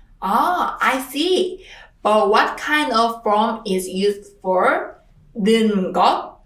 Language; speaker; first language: English; non-native, fluent; Korean